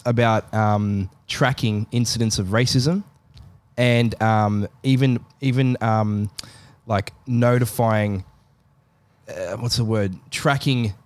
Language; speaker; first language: English; native; English